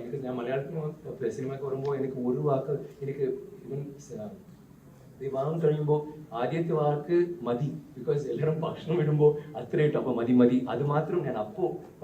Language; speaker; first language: Malayalam; non-native, learner; Tamil